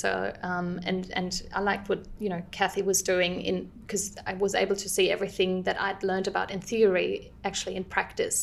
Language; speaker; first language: English; non-native, fluent; German